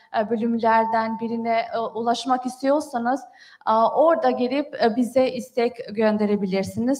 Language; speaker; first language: Turkish; non-native, fluent; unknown